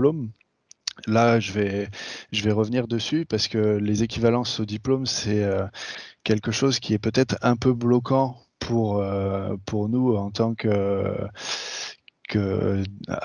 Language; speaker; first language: French; native; French